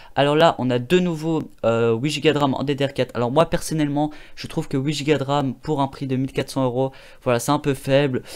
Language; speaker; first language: French; native; French